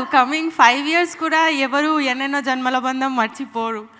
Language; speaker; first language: Telugu; non-native, local second language; Bangla